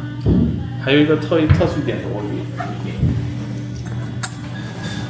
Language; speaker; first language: Chinese; non-native, fluent; Korean